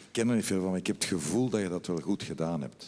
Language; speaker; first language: Dutch; native; Dutch